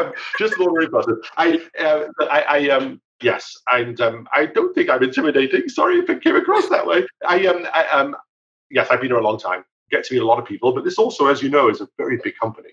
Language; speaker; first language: English; native; English